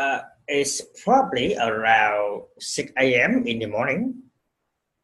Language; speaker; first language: English; non-native, fluent; Vietnamese